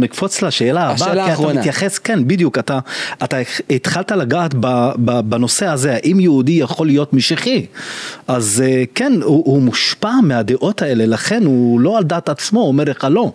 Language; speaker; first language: Hebrew; non-native, local second language; Arabic